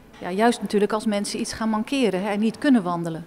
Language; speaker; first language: Dutch; native; Dutch